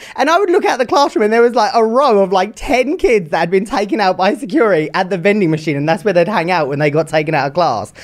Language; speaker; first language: English; native; English